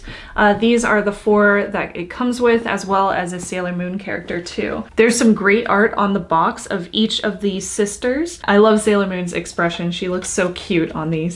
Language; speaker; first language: English; native; English